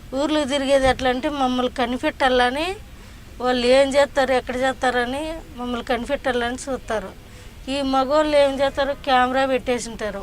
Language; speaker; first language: Telugu; native; Telugu